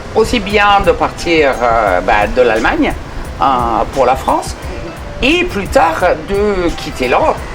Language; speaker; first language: French; non-native, fluent; German